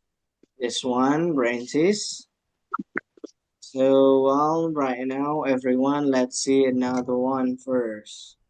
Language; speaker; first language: English; non-native, fluent; Indonesian